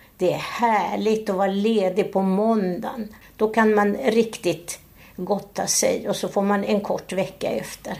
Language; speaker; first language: Swedish; native; Swedish